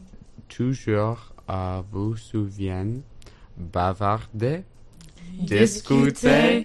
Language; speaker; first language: French; non-native, learner; English